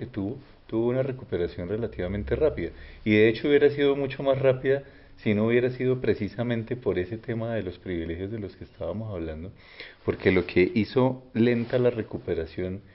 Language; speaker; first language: Spanish; native; Spanish